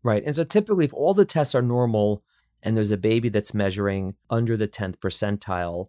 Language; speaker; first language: English; native; English